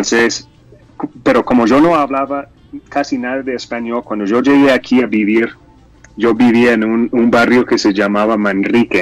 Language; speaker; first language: Spanish; non-native, fluent; English